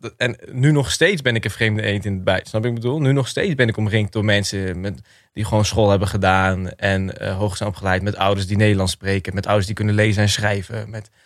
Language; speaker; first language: Dutch; early bilingual, other home language; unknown